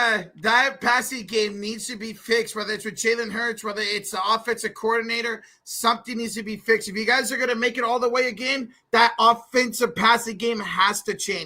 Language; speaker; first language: English; native; English